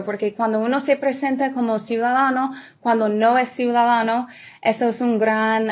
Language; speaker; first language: Spanish; early bilingual, other home language; English